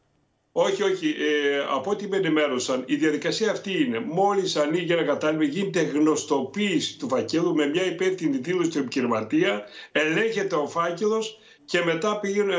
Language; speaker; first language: Greek; native; Greek